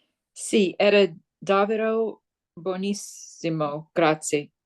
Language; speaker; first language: Italian; non-native, learner; English